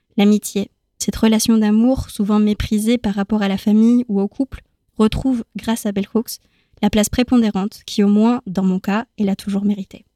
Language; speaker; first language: French; native; French